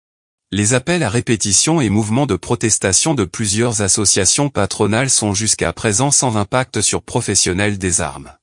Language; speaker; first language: French; non-native, local second language; Haitian Creole